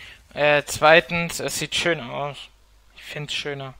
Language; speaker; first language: German; native; German